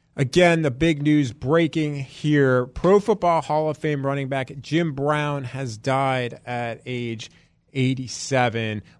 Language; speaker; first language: English; native; English